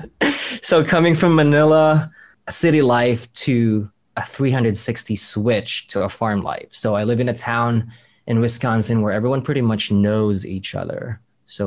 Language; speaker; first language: English; non-native, local second language; Filipino